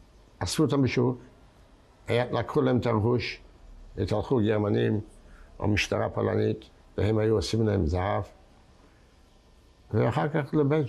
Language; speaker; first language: Hebrew; non-native, fluent; Yiddish